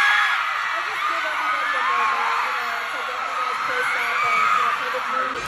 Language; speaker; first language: English; non-native, local second language; Filipino